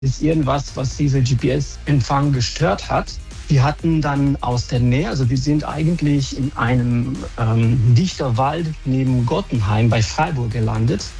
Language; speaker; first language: German; native; German